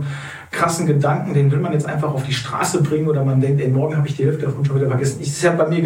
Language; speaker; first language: German; native; German